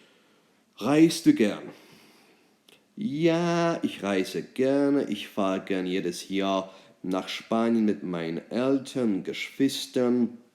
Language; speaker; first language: German; non-native, fluent; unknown